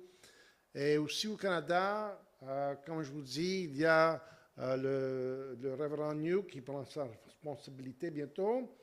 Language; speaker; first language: French; native; French